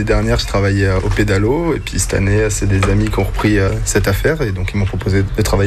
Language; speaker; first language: French; native; French